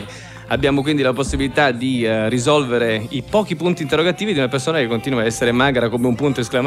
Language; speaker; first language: Italian; native; Italian